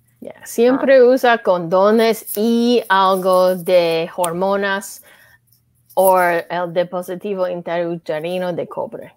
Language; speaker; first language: Spanish; non-native, learner; English